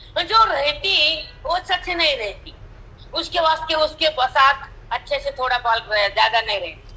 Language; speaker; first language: Hindi; non-native, local second language; Marathi